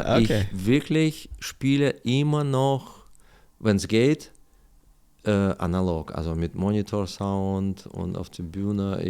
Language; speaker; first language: German; non-native, learner; Russian